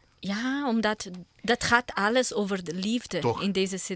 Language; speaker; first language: Dutch; non-native, learner; Portuguese